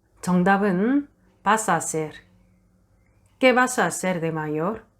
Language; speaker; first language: Spanish; non-native, fluent; Korean